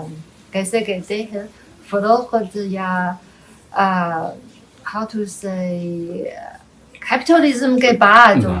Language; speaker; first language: Hindi; non-native, fluent; Chinese